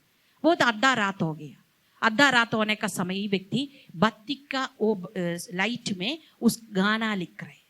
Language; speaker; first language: Hindi; non-native, local second language; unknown